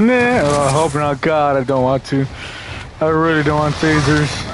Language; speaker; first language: English; early bilingual, other home language; Spanish